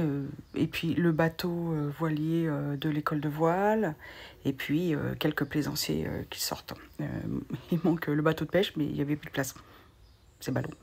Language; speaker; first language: French; native; French